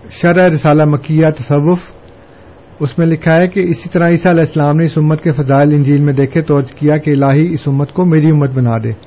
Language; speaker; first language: Urdu; non-native, local second language; Punjabi